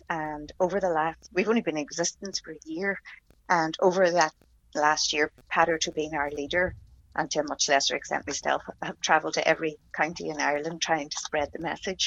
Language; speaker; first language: English; native; English